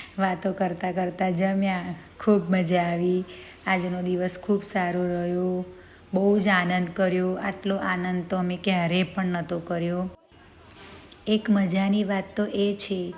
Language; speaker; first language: Gujarati; native; Gujarati